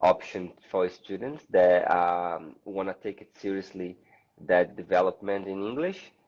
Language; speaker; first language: English; non-native, fluent; Portuguese